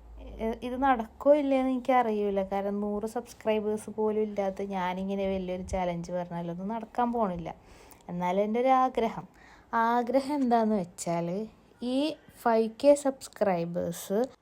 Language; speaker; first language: Malayalam; native; Malayalam